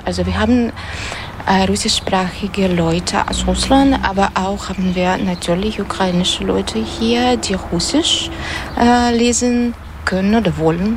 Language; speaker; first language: German; non-native, learner; Russian